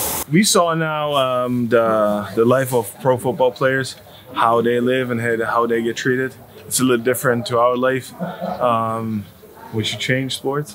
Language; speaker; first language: English; non-native, fluent; German